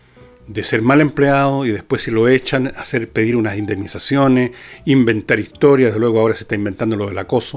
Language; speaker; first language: Spanish; native; Spanish